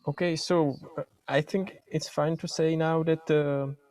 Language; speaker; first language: English; non-native, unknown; Czech